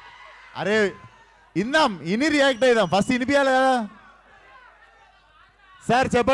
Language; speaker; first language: Telugu; native; Telugu